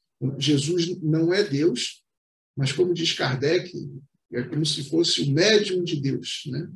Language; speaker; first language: Portuguese; native; Portuguese